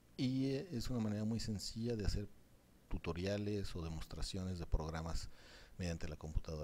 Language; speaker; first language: Spanish; native; Spanish